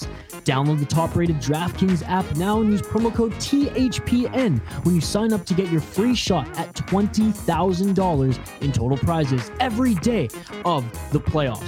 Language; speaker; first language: English; native; English